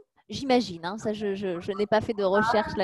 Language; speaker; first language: French; native; French